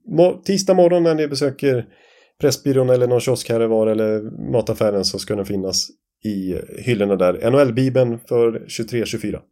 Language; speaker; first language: Swedish; native; Swedish